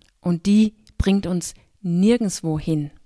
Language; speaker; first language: German; non-native, fluent; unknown